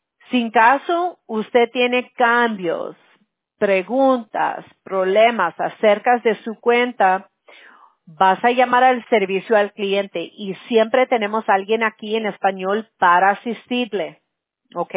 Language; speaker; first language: Spanish; early bilingual, heritage; Spanish